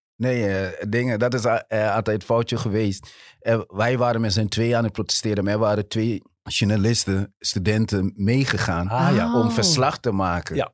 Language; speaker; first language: Dutch; early bilingual, other home language; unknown